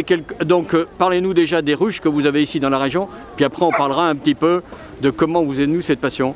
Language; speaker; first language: French; native; French